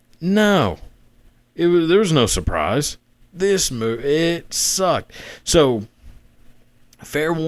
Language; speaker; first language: English; native; English